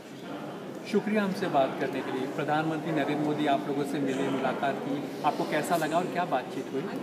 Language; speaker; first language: Hindi; native; Hindi